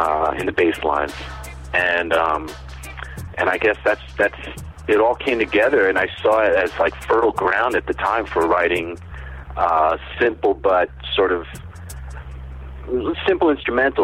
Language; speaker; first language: English; native; English